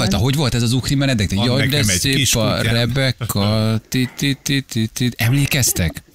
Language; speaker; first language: Hungarian; native; Hungarian